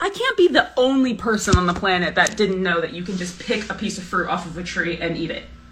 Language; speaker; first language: English; native; English